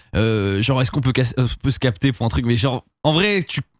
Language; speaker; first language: French; native; French